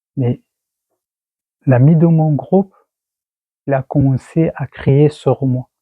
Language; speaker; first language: French; non-native, learner; Persian